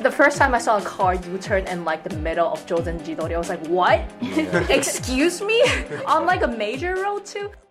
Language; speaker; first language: English; native; English